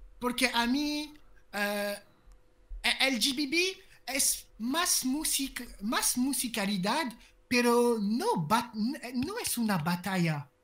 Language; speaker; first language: Spanish; non-native, learner; French